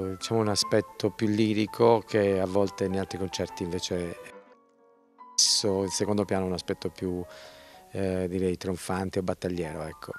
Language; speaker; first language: Italian; native; Italian